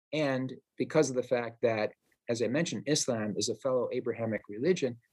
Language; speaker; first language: English; native; English